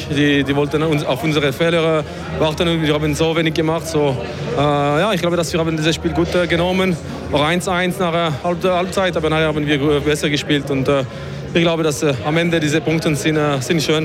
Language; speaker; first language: German; non-native, fluent; French